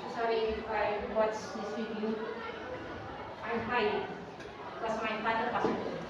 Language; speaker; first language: English; non-native, learner; Indonesian